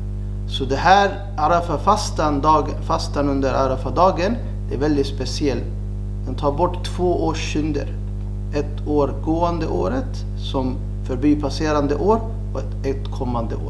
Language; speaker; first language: Swedish; non-native, fluent; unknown